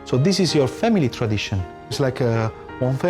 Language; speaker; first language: English; non-native, fluent; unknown